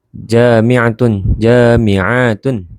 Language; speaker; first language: Arabic; non-native, learner; Indonesian